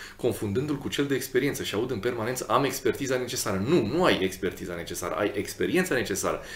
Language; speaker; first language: Romanian; native; Romanian